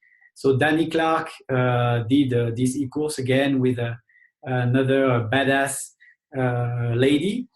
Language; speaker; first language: English; non-native, fluent; French